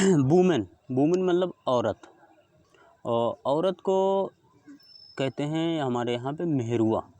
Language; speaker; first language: Hindi; native; Hindi